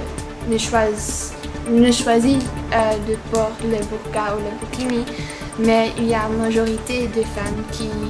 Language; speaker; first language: French; non-native, learner; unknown